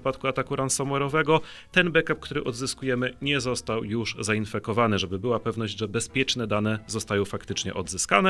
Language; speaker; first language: Polish; native; Polish